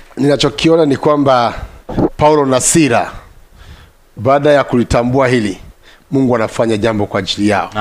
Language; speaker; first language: Swahili; native; Swahili